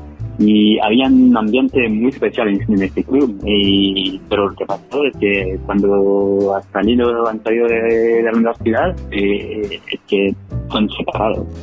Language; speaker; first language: Spanish; non-native, fluent; French